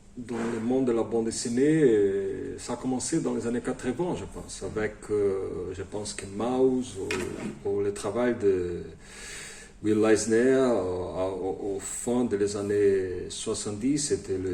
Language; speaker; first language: French; non-native, fluent; Portuguese